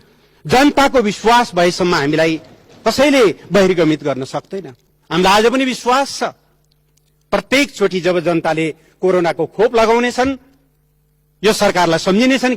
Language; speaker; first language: Nepali; native; Nepali